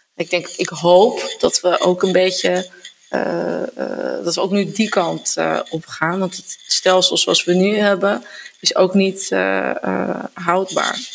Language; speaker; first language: Dutch; native; Dutch